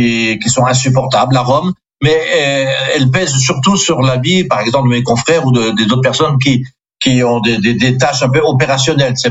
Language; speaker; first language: French; non-native, local second language; Swiss German